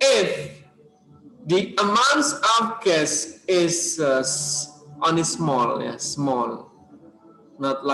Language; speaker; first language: English; non-native, learner; Indonesian